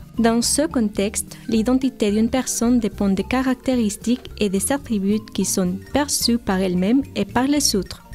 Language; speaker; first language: French; non-native, fluent; Spanish